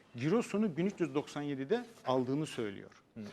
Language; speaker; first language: Turkish; native; Turkish